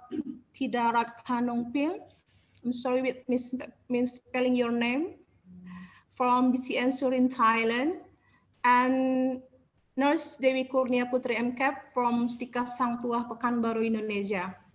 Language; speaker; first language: English; non-native, learner; Indonesian